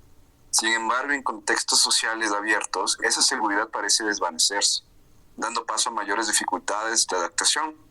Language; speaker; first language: Spanish; native; Spanish